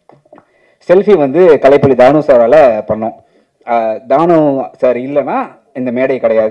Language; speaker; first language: Tamil; native; Tamil